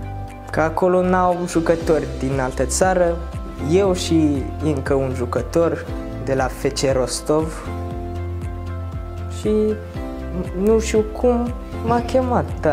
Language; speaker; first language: Romanian; non-native, learner; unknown